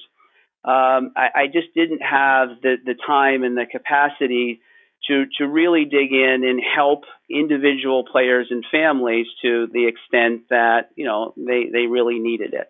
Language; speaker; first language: English; native; English